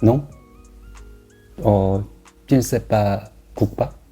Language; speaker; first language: French; non-native, learner; Korean